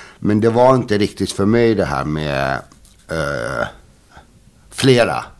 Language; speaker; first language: Swedish; early bilingual, other home language; Bosnian